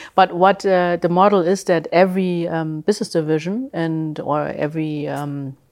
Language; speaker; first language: English; early bilingual, other home language; German